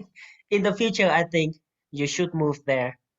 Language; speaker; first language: English; non-native, fluent; Vietnamese